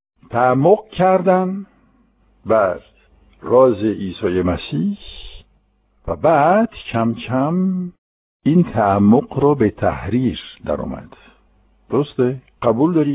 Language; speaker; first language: Persian; non-native, fluent; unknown